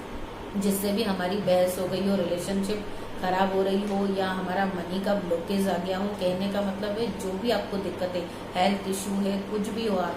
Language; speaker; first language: Hindi; native; Hindi